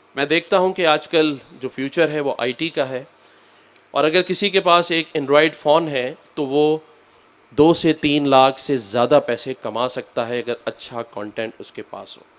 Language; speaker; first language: Urdu; native; Urdu